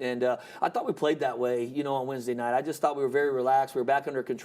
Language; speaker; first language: English; native; English